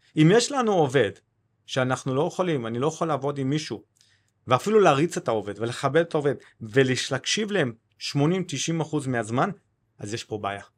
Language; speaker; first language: Hebrew; non-native, fluent; English